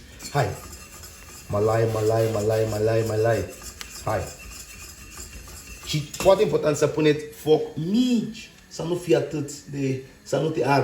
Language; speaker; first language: Romanian; non-native, learner; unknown